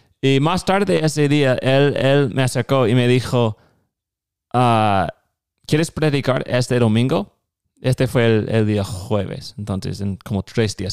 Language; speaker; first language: Spanish; non-native, fluent; English